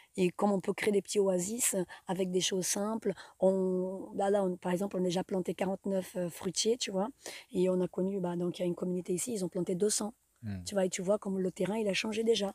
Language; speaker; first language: French; non-native, fluent; Portuguese